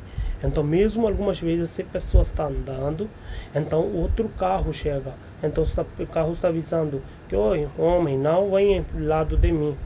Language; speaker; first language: Portuguese; non-native, learner; Hindi